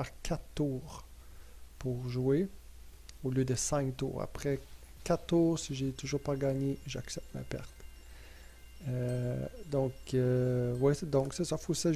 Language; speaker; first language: French; native; French